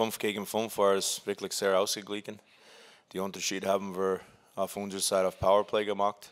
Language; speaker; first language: German; non-native, fluent; English